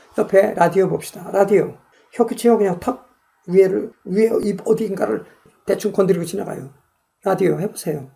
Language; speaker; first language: Korean; native; Korean